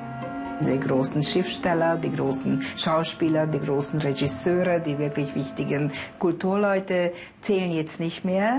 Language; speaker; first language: German; non-native, fluent; Hungarian